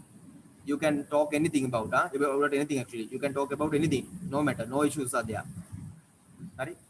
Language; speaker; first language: English; non-native, local second language; Sinhala